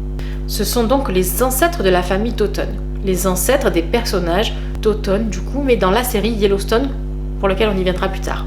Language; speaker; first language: French; native; French